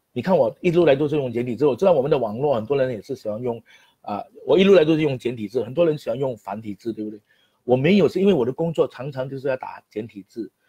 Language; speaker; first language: Chinese; native; Chinese